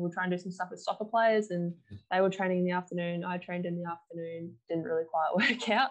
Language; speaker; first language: English; native; English